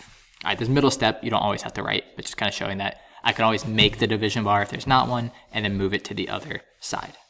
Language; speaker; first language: English; native; English